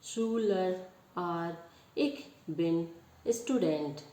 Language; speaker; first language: German; non-native, learner; Hindi